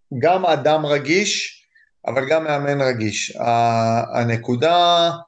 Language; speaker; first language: Hebrew; native; Hebrew